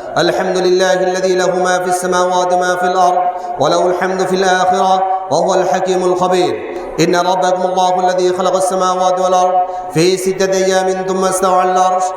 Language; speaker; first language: Arabic; non-native, fluent; Bangla